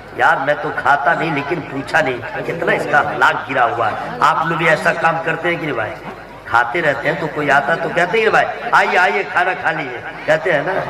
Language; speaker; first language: Urdu; native; Urdu